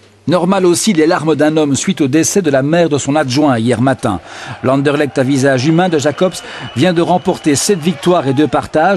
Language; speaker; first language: French; native; French